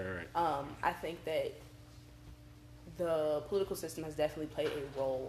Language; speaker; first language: English; native; English